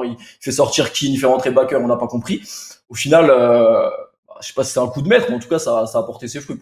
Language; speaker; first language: French; native; French